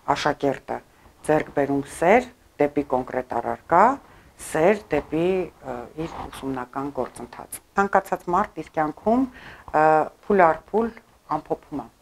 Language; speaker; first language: Armenian; early bilingual, heritage; Armenian